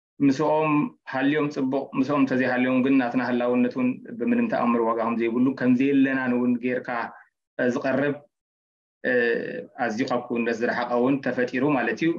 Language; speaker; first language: Tigrinya; native; Tigrinya